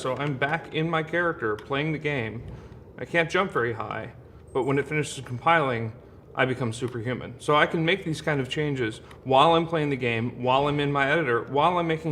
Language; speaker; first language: English; native; English